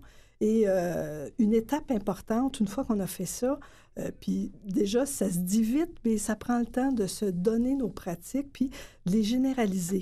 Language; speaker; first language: French; native; French